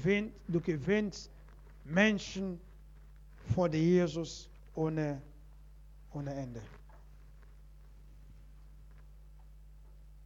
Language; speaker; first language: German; non-native, learner; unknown